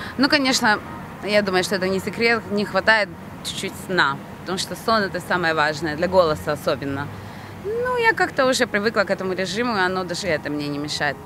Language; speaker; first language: Russian; non-native, local second language; Romanian